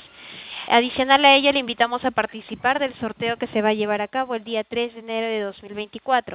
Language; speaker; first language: Spanish; native; Spanish